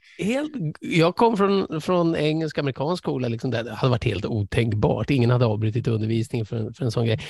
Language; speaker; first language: Swedish; early bilingual, other home language; English